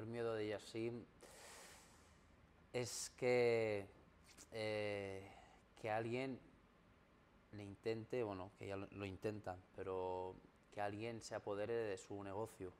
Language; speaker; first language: Spanish; early bilingual, other home language; Arabic